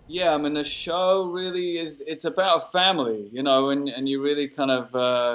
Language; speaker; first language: English; native; English